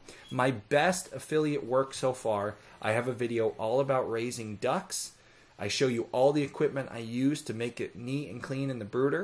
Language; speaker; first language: English; native; English